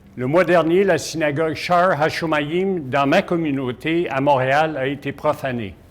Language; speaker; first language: French; non-native, local second language; English